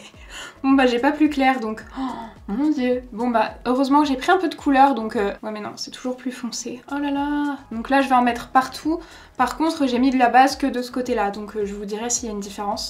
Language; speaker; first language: French; native; French